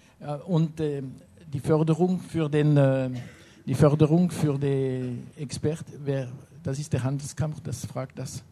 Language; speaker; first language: German; non-native, learner; French